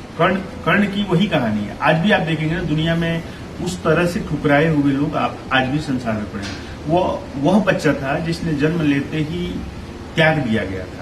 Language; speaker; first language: Hindi; native; Hindi